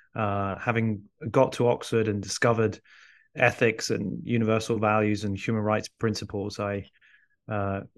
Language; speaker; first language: English; early bilingual, other home language; Arabic